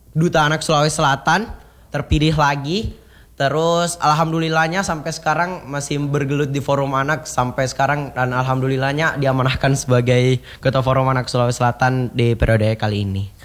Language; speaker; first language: Indonesian; native; Indonesian